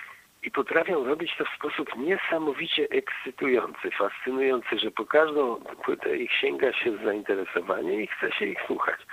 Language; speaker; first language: Polish; native; Polish